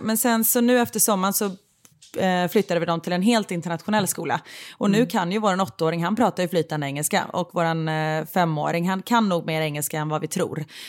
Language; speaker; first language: Swedish; native; Swedish